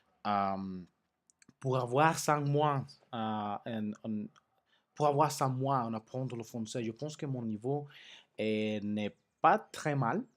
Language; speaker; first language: French; non-native, learner; Spanish